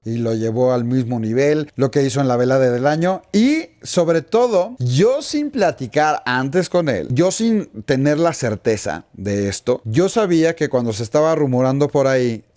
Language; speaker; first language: Spanish; native; Spanish